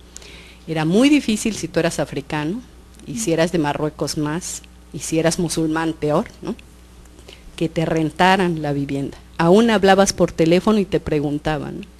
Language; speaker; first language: Spanish; native; Spanish